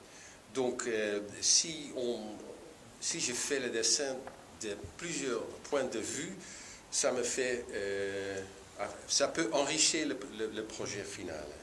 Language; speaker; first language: French; non-native, learner; Dutch